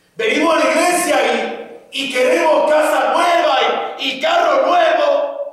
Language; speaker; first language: Spanish; native; Spanish